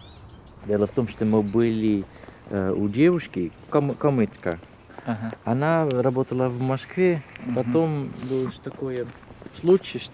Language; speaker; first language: Russian; non-native, learner; Dutch